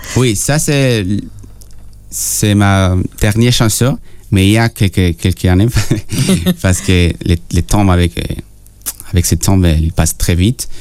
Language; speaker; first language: French; non-native, fluent; Spanish